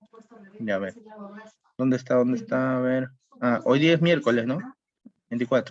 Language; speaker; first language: Spanish; native; Spanish